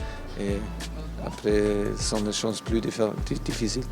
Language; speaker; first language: French; non-native, fluent; German